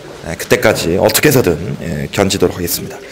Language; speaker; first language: Korean; native; Korean